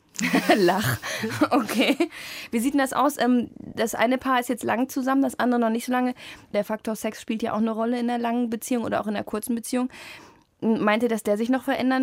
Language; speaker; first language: German; native; German